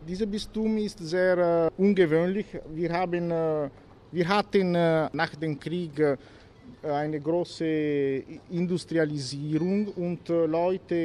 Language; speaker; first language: German; non-native, learner; Italian